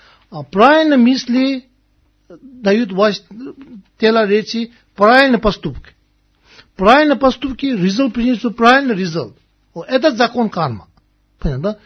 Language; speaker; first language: Russian; non-native, learner; Tibetan